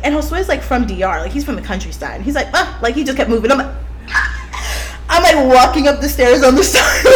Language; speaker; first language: English; native; English